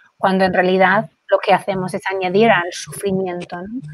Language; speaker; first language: Spanish; non-native, fluent; English